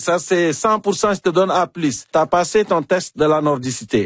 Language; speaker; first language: French; native; French